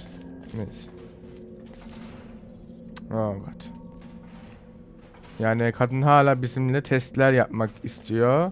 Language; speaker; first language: Turkish; early bilingual, heritage; Turkish